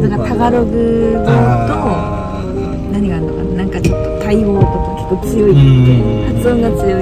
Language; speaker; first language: Japanese; non-native, fluent; Korean